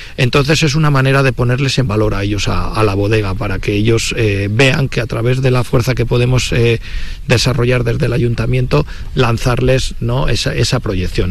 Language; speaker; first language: Spanish; native; Spanish